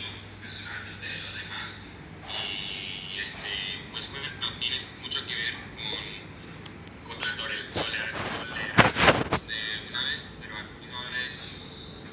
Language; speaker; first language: Spanish; non-native, fluent; English